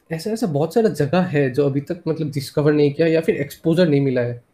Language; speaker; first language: Hindi; non-native, local second language; Assamese